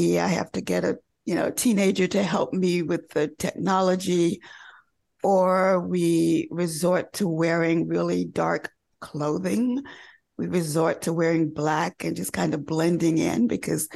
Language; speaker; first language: English; native; English